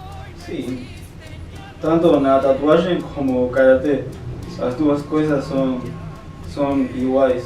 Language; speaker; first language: Portuguese; non-native, fluent; Spanish